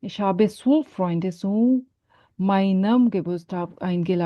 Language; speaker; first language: German; non-native, fluent; Urdu